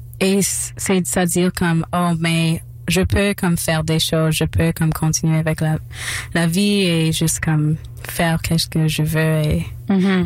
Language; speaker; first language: French; non-native, local second language; English